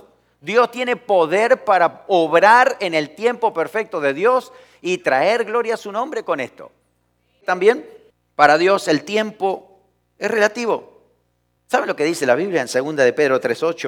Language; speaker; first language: Spanish; native; Spanish